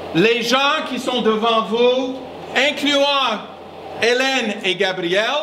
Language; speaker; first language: French; non-native, fluent; English